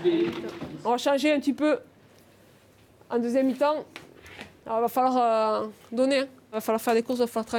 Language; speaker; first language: French; native; French